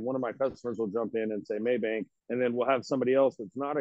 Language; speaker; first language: English; native; English